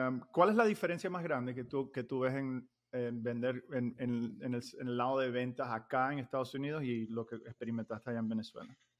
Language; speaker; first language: Spanish; native; Spanish